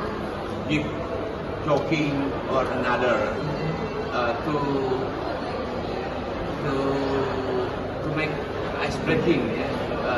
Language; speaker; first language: English; non-native, learner; Indonesian